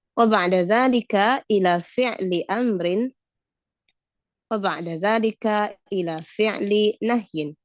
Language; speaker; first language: Arabic; non-native, fluent; Indonesian